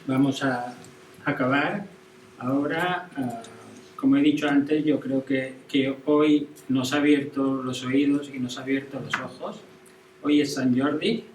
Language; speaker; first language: Spanish; native; Spanish